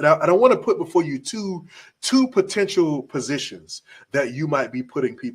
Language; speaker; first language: English; native; English